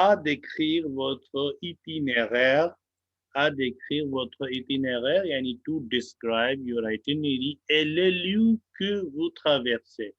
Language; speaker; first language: French; non-native, fluent; Hindi